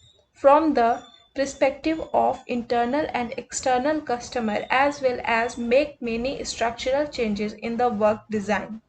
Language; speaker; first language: English; non-native, local second language; Hindi